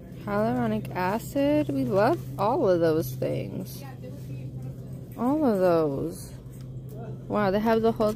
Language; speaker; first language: English; native; English